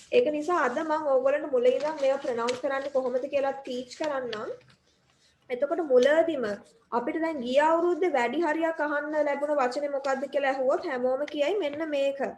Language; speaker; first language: Sinhala; native; Sinhala